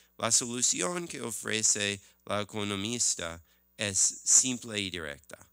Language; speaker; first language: Spanish; non-native, learner; English